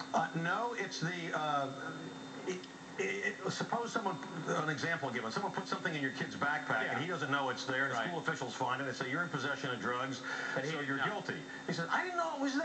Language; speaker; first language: English; native; English